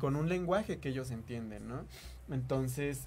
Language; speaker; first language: Spanish; native; Spanish